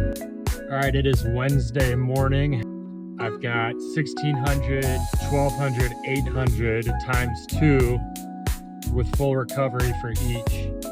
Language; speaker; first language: English; native; English